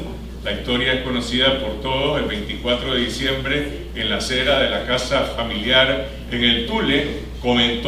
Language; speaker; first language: Spanish; native; Spanish